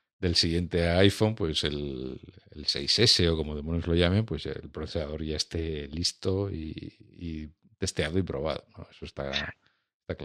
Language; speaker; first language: Spanish; native; Spanish